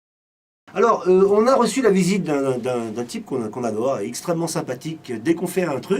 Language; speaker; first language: French; native; French